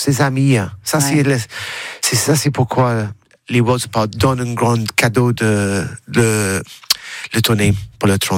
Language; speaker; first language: French; non-native, learner; English